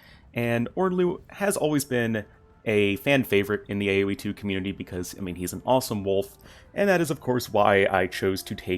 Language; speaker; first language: English; native; English